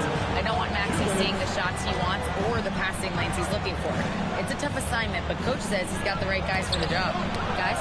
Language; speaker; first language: English; native; English